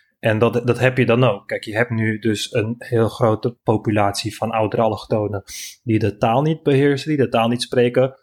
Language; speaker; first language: Dutch; non-native, fluent; Turkish